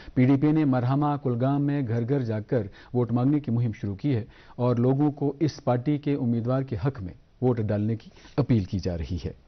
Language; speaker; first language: Hindi; non-native, local second language; Kashmiri